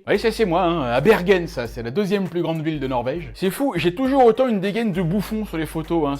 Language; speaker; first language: French; native; French